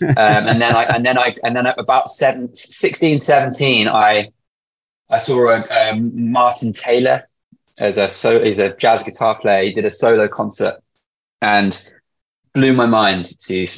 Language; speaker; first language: English; native; English